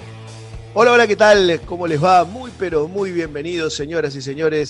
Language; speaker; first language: Spanish; native; Spanish